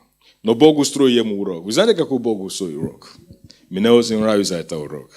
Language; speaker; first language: Russian; non-native, fluent; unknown